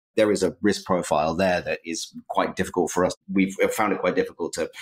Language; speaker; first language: English; native; English